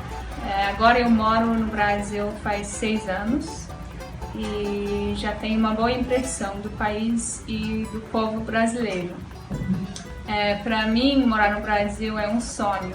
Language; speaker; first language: Portuguese; non-native, fluent; English